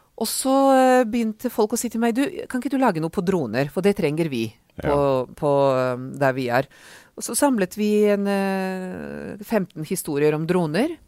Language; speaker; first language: Norwegian; non-native, fluent; Hungarian